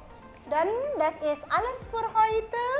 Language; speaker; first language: German; non-native, fluent; Indonesian